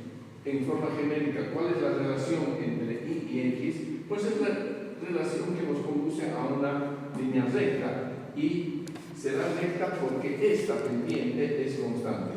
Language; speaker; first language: Spanish; native; Spanish